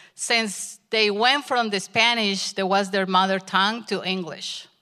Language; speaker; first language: English; non-native, learner; Spanish